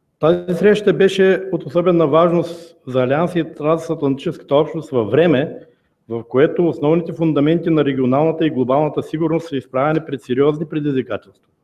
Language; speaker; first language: Bulgarian; native; Bulgarian